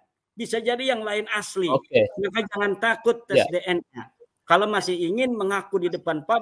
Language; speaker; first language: Indonesian; native; Indonesian